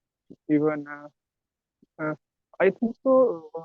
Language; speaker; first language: English; non-native, learner; Urdu